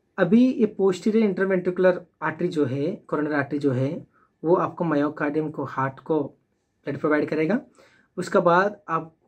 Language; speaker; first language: Hindi; non-native, local second language; Telugu